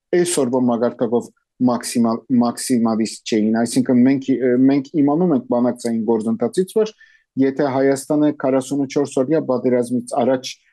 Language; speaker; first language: Armenian; early bilingual, heritage; Armenian